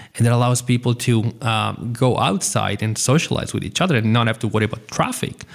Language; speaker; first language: English; non-native, fluent; Italian